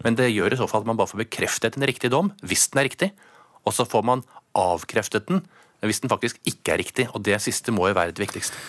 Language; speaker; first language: Norwegian; native; Norwegian